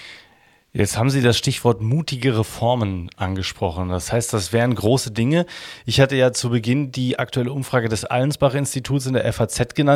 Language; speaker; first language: German; native; German